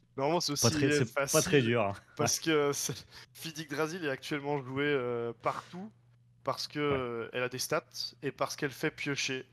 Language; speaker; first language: French; native; French